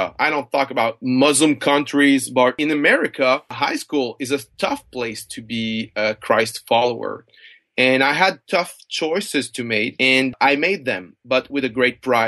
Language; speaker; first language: English; non-native, fluent; French